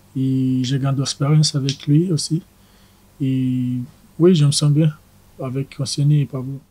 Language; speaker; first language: French; non-native, learner; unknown